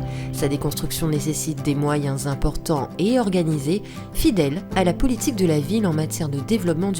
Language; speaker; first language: French; native; French